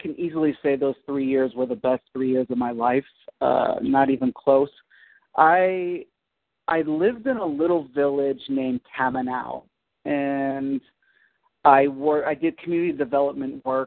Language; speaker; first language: English; native; English